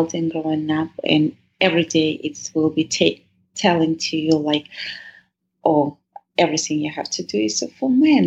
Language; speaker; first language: English; non-native, fluent; Russian